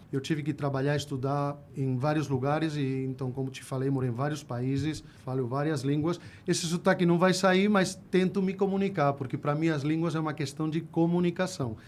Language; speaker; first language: Portuguese; non-native, fluent; Spanish